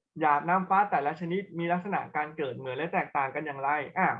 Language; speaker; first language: Thai; native; Thai